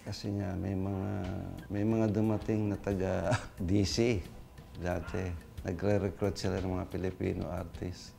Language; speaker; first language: Filipino; native; Filipino